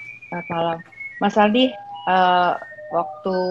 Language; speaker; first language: Indonesian; native; Indonesian